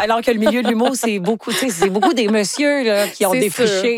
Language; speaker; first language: French; native; French